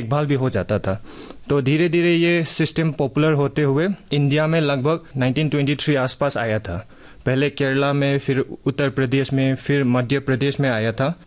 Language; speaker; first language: Hindi; non-native, local second language; Manipuri